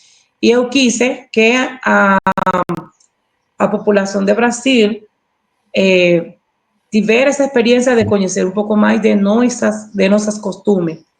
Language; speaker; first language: Portuguese; non-native, learner; Spanish